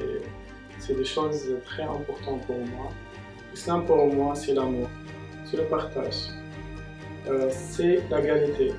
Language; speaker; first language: French; non-native, local second language; Arabic